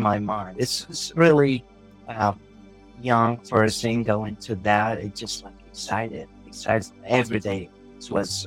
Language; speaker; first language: English; non-native, learner; Arabic